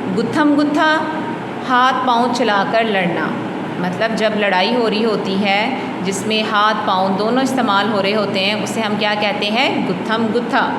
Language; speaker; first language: Hindi; non-native, local second language; Punjabi